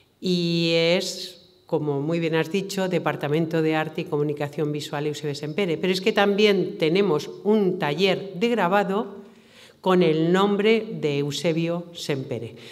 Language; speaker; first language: Spanish; native; Spanish